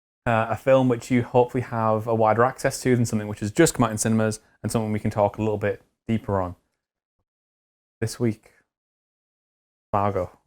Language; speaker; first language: English; native; English